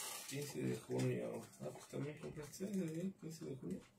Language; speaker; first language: Spanish; native; Spanish